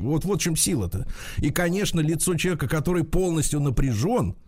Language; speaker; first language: Russian; native; Russian